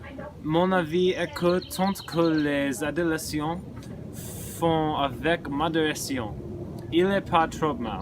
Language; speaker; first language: French; non-native, learner; English